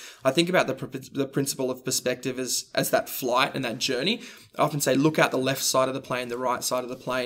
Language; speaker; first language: English; native; English